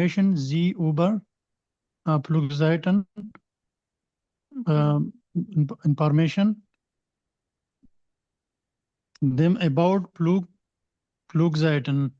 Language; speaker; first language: German; non-native, learner; Urdu